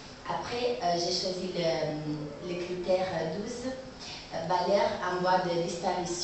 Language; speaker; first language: French; non-native, learner; Italian